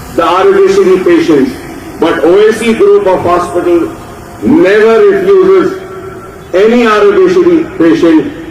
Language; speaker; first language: English; non-native, local second language; Urdu